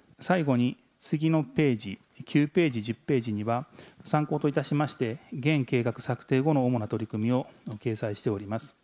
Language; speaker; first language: Japanese; native; Japanese